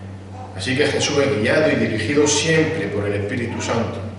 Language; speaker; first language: Spanish; native; Spanish